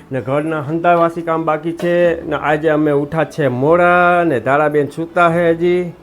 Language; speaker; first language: Gujarati; native; Gujarati